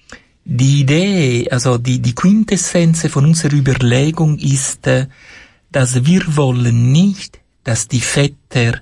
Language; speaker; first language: German; non-native, fluent; Italian